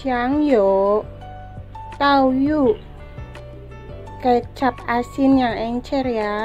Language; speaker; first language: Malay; non-native, local second language; Javanese